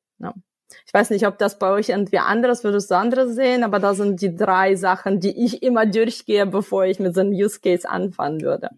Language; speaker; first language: German; non-native, fluent; Russian